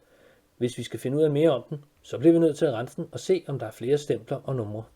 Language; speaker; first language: Danish; native; Danish